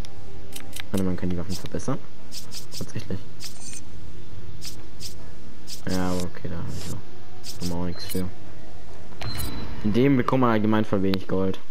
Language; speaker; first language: German; native; German